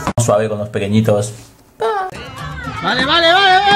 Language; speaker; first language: Spanish; native; Spanish